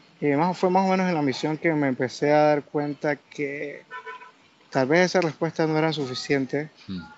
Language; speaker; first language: Spanish; native; Spanish